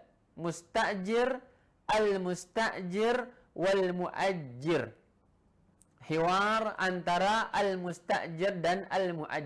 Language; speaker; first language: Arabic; non-native, fluent; Indonesian